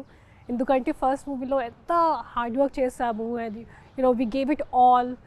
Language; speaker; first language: Telugu; non-native, local second language; Hindi